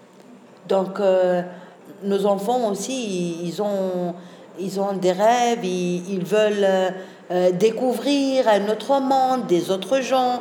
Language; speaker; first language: French; non-native, local second language; Arabic